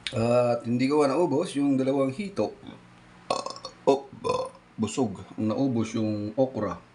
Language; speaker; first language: Filipino; native; Filipino